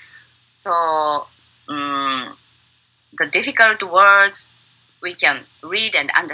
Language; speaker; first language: English; non-native, learner; Japanese